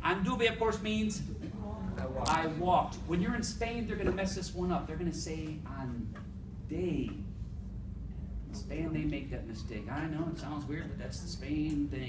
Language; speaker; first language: English; native; English